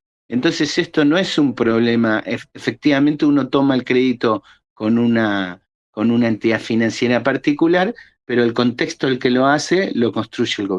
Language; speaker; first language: Spanish; native; Spanish